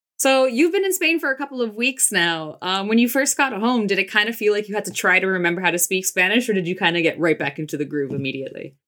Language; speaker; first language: English; native; English